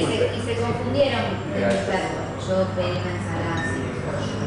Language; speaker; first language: Spanish; non-native, learner; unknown